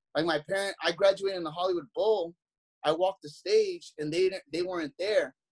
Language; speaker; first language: English; native; English